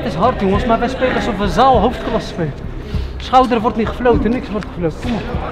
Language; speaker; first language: Dutch; native; Dutch